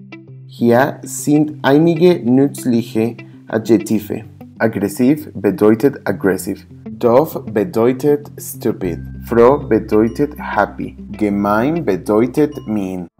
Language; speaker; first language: German; non-native, learner; English